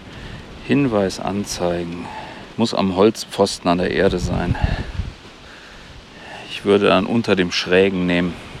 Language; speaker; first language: German; native; German